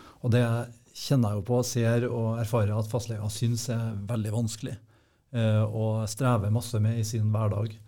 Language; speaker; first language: Norwegian; native; Norwegian